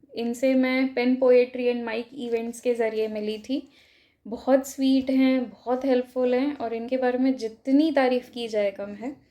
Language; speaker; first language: Hindi; native; Hindi